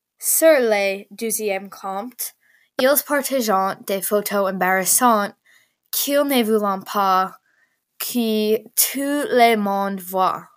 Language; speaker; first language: French; non-native, learner; English